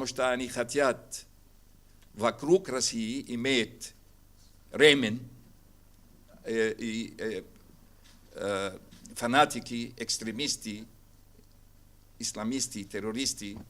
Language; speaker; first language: Russian; non-native, fluent; Arabic